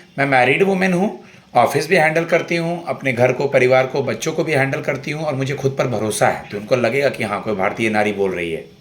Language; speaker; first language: Hindi; native; Hindi